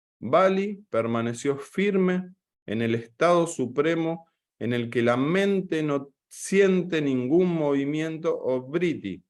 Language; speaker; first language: Spanish; native; Spanish